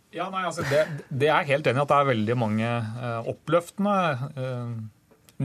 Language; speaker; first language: Norwegian; native; Norwegian